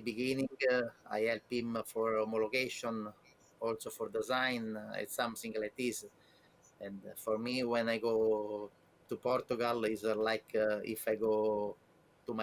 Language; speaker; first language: English; non-native, learner; Italian